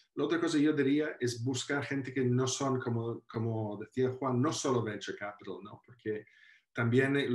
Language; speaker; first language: Spanish; non-native, fluent; Welsh